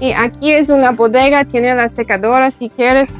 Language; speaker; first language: Spanish; non-native, learner; English